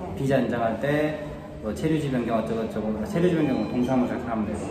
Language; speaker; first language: Korean; native; Korean